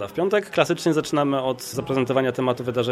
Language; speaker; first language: Polish; native; Polish